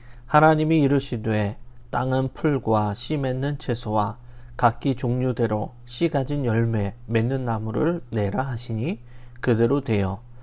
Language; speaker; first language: Korean; native; Korean